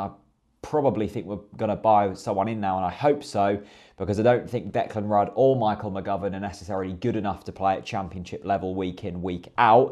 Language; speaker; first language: English; native; English